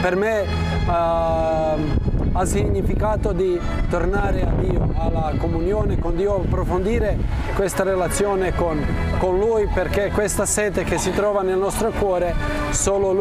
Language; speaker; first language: Italian; non-native, fluent; Croatian